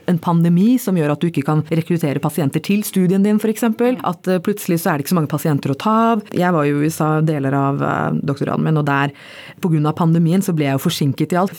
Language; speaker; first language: Norwegian; early bilingual, other home language; Bangla